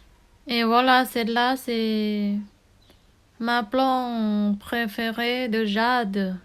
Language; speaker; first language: French; non-native, learner; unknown